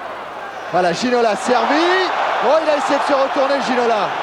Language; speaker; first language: French; native; French